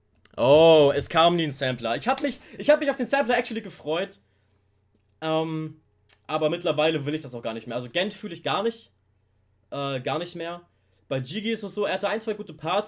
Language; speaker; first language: German; native; German